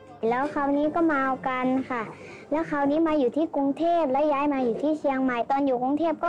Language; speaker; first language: Thai; early bilingual, other home language; Shan